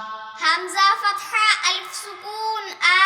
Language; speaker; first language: Arabic; non-native, learner; Bangla